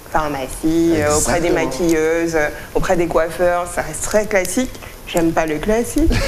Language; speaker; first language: French; native; French